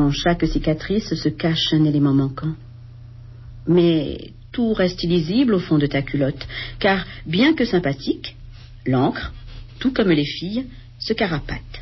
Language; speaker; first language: French; native; French